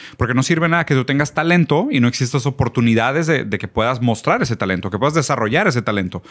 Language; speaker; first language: Spanish; early bilingual, other home language; Portuguese